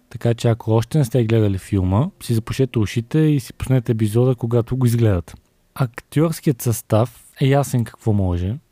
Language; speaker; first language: Bulgarian; native; Bulgarian